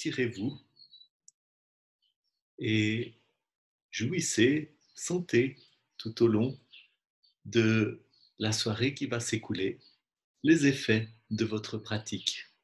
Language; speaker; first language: French; native; French